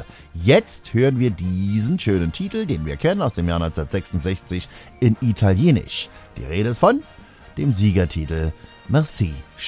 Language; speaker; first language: German; native; German